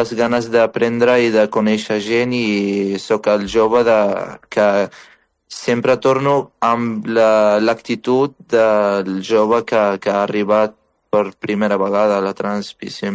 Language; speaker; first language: Catalan; non-native, fluent; Arabic